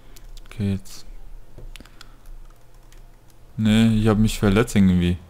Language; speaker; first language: German; non-native, fluent; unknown